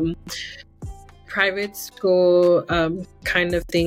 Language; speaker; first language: English; early bilingual, other home language; Spanish